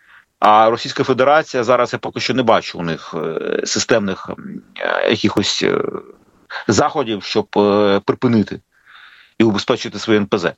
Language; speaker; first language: Ukrainian; native; Ukrainian